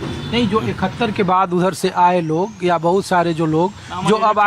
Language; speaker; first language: Hindi; native; Hindi